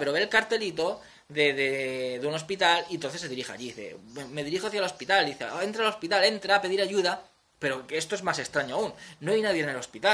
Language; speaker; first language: Spanish; native; Spanish